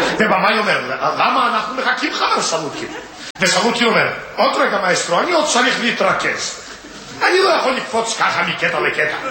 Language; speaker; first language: Hebrew; non-native, fluent; Russian